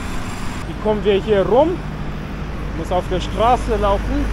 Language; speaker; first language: German; non-native, fluent; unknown